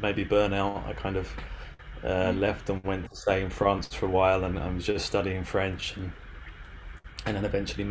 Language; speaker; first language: English; native; English